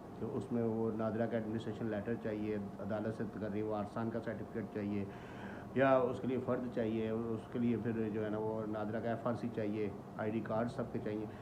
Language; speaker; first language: Urdu; non-native, local second language; Punjabi